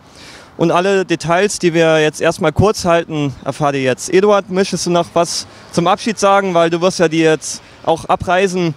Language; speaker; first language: German; native; German